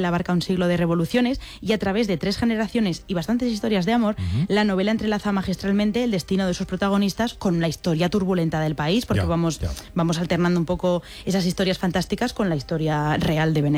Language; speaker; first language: Spanish; native; Spanish